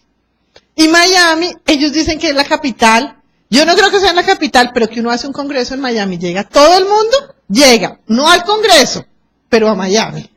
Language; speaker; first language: Spanish; native; Spanish